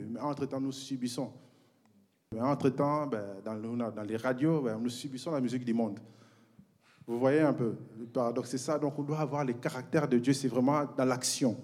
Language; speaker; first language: French; non-native, local second language; Lingala